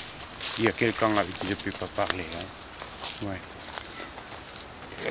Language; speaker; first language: French; non-native, fluent; Korean